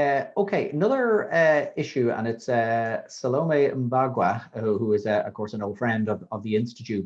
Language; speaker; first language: English; native; English